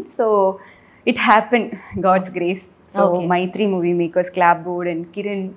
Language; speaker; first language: Telugu; non-native, learner; Tamil